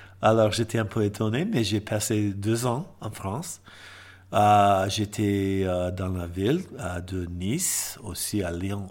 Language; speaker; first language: French; non-native, fluent; English